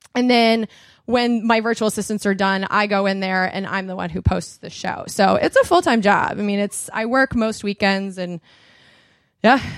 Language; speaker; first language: English; native; English